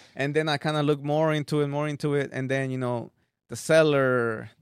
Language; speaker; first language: English; early bilingual, other home language; Spanish